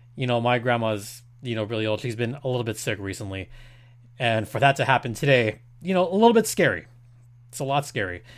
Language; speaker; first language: English; early bilingual, other home language; Spanish